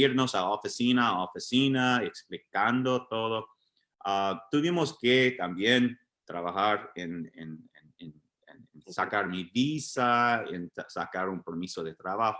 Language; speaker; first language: Spanish; non-native, fluent; English